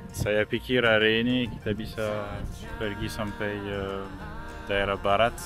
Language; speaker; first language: Indonesian; non-native, learner; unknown